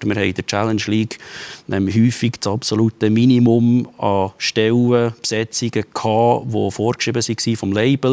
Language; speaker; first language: German; native; German